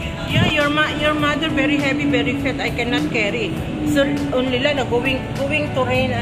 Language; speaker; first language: English; non-native, learner; Filipino